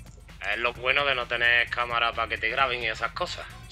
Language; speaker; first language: Spanish; native; Spanish